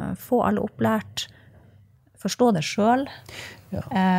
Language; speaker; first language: Norwegian; native; Norwegian